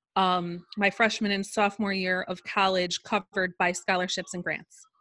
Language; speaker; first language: English; native; English